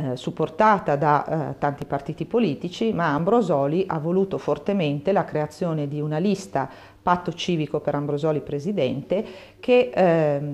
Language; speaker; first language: Italian; native; Italian